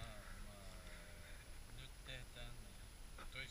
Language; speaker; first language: Finnish; non-native, fluent; Central Kurdish